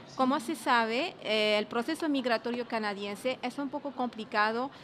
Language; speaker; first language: Spanish; non-native, fluent; Arabic